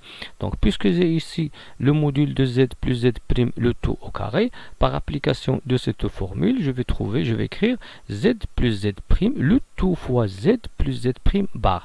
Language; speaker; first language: French; non-native, local second language; Arabic